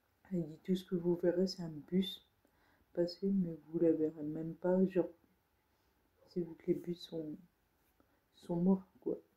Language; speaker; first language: French; native; French